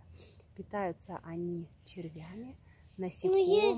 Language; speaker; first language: Russian; native; Russian